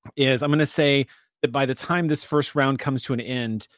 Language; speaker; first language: English; native; English